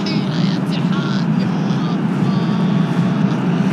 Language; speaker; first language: Arabic; native; Arabic